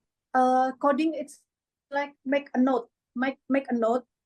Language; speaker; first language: English; non-native, learner; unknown